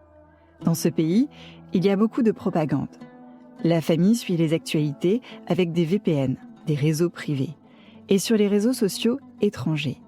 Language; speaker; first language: French; native; French